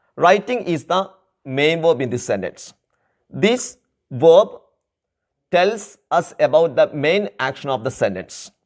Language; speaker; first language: English; non-native, local second language; Malayalam